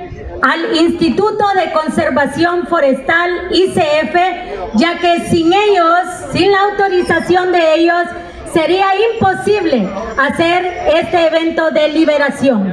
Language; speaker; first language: Spanish; native; Spanish